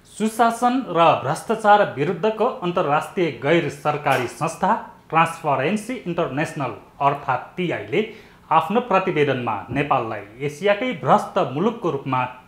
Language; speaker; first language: Nepali; native; Nepali